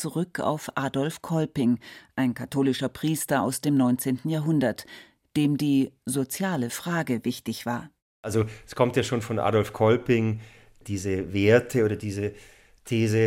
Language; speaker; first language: German; native; German